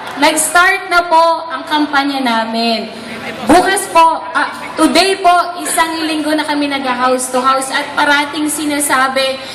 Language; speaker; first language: Filipino; native; Filipino